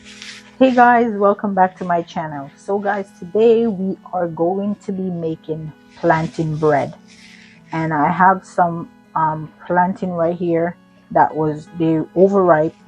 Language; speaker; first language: English; native; English